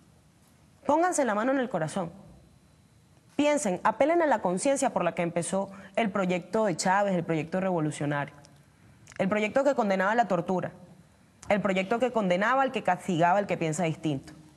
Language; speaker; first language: Spanish; native; Spanish